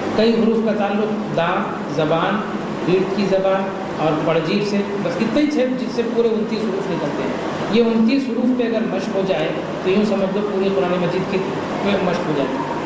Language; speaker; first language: Urdu; native; Urdu